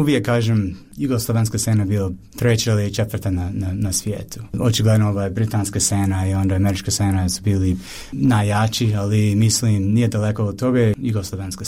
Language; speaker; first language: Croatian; non-native, fluent; English